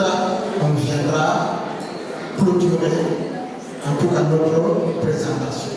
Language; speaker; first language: French; non-native, local second language; Wolof